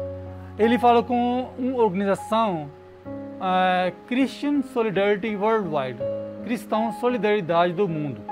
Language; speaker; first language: Portuguese; non-native, learner; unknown